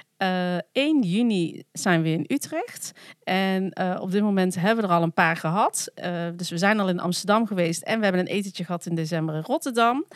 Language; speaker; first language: Dutch; native; Dutch